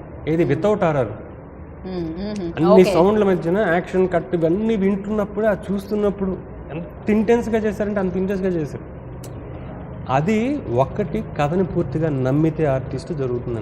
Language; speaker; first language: Telugu; native; Telugu